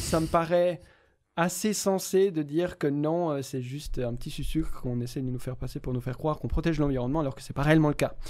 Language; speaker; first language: French; native; French